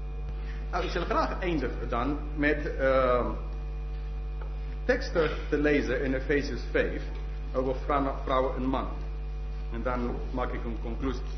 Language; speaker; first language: Dutch; non-native, fluent; English